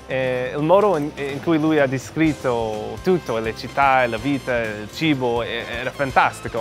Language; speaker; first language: Italian; non-native, learner; English